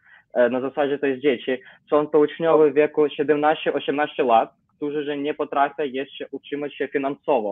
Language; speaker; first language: Polish; non-native, learner; Ukrainian